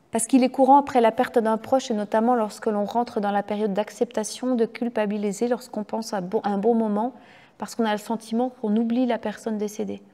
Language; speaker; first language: French; native; French